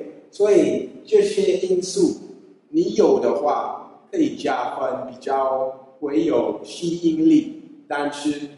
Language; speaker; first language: Chinese; non-native, fluent; English